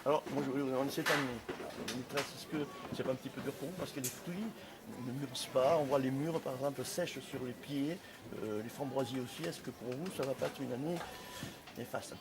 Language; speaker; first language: French; native; French